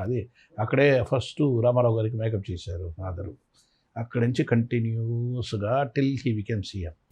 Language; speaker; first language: Telugu; non-native, fluent; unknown